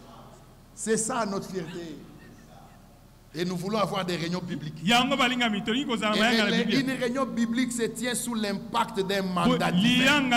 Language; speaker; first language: French; non-native, local second language; Lingala